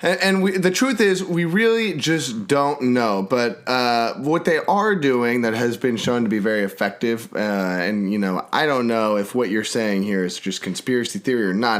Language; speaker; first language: English; native; English